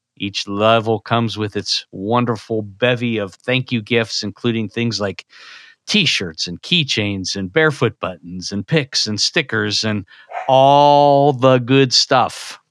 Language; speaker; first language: English; native; English